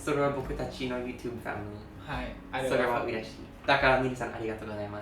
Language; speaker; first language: Japanese; non-native, learner; English